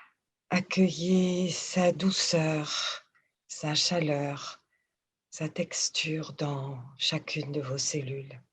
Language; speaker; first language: French; native; French